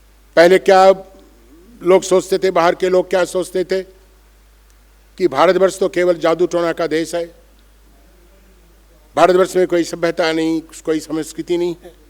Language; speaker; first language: Hindi; non-native, local second language; Bangla